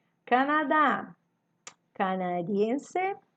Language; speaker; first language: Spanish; non-native, learner; Portuguese